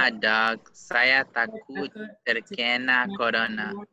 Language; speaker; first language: Indonesian; non-native, learner; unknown